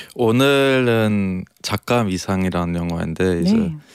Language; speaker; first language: Korean; non-native, fluent; German